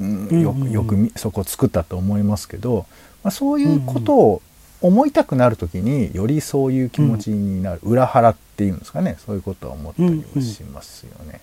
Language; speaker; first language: Japanese; native; Japanese